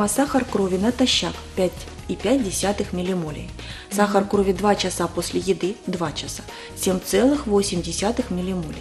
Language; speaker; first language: Russian; native; Russian